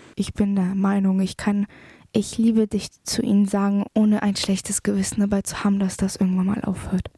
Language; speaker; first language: German; early bilingual, other home language; Polish